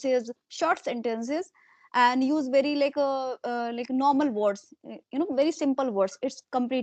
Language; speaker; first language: English; non-native, local second language; Hindi